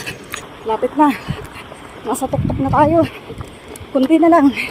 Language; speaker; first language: Filipino; native; Filipino